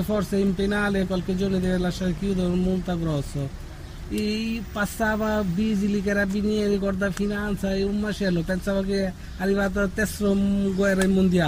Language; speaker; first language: Italian; non-native, learner; Bangla